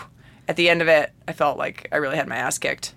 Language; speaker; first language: English; native; English